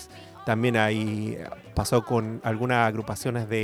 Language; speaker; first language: Spanish; native; Spanish